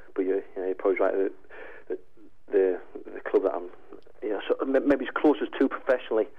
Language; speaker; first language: English; native; English